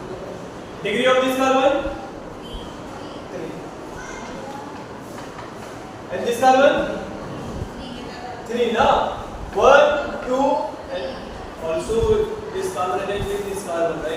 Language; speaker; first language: English; non-native, local second language; Hindi